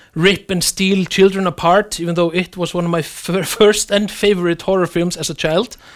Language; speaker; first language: English; non-native, fluent; Icelandic